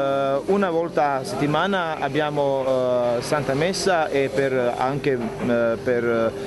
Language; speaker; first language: Italian; non-native, learner; Bosnian